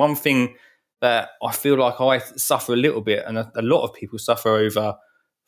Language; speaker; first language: English; native; English